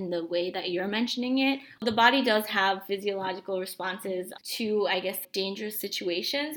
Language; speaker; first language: English; early bilingual, other home language; Bangla